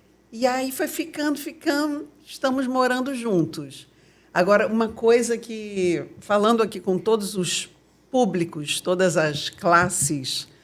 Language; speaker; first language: Portuguese; native; Portuguese